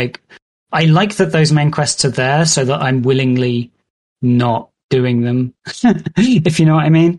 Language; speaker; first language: English; native; English